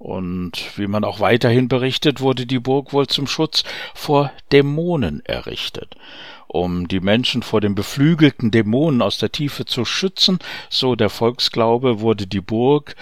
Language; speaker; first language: German; native; German